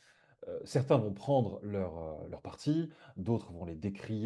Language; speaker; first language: French; native; French